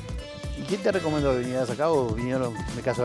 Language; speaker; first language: Spanish; native; Spanish